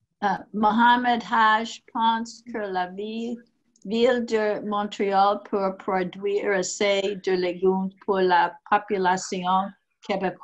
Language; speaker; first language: French; non-native, learner; English